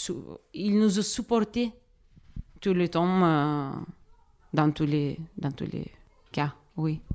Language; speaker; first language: French; non-native, fluent; Russian